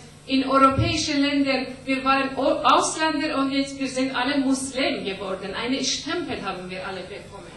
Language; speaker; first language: German; non-native, learner; Persian